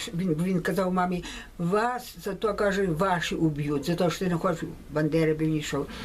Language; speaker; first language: Ukrainian; native; Ukrainian